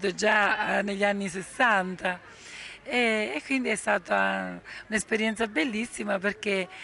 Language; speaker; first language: Italian; native; Italian